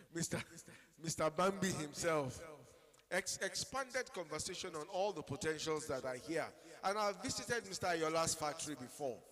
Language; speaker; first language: English; non-native, local second language; Yoruba